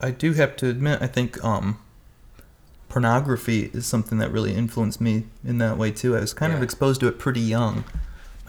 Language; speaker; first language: English; native; English